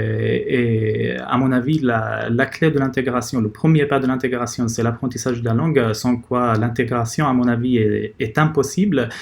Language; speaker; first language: French; non-native, fluent; Arabic